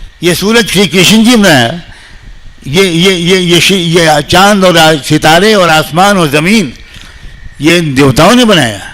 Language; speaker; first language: Urdu; native; Urdu